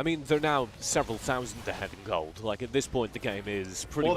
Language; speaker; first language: English; native; English